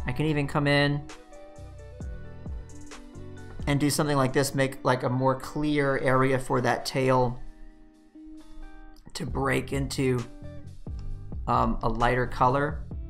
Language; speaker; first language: English; native; English